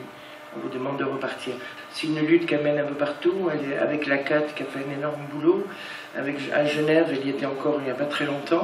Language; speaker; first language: French; native; French